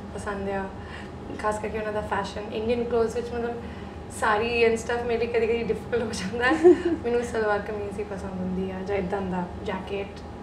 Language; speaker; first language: Punjabi; early bilingual, heritage; Punjabi